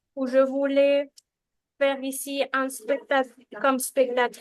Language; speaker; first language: French; non-native, learner; Spanish